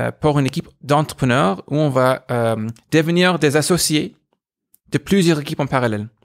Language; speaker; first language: French; non-native, fluent; English